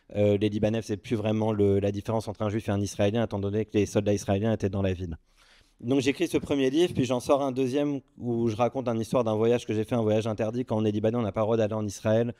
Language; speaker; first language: French; early bilingual, other home language; Arabic